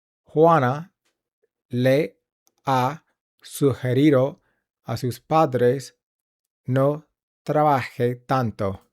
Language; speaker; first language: Spanish; non-native, learner; English